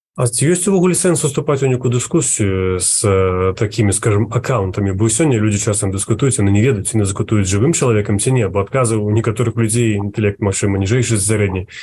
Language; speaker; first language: Belarusian; native; Belarusian